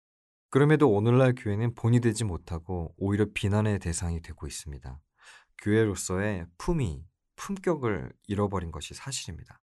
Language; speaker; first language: Korean; native; Korean